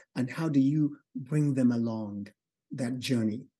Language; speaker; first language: English; non-native, local second language; Yoruba